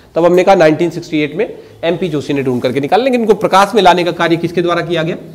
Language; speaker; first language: Hindi; native; Hindi